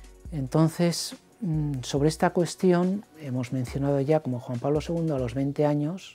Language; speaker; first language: Spanish; native; Spanish